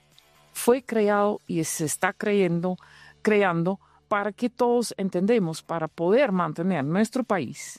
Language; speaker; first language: Spanish; non-native, fluent; Dutch